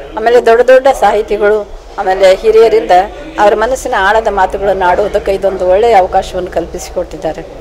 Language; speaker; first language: Kannada; native; Kannada